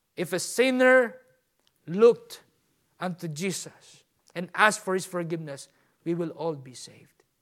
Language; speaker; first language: English; non-native, local second language; Filipino